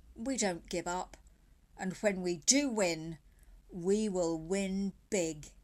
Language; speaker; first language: English; native; English